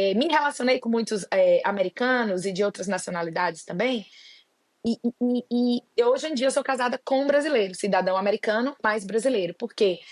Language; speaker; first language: Portuguese; native; Portuguese